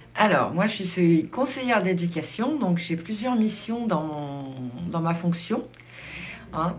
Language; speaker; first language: French; native; French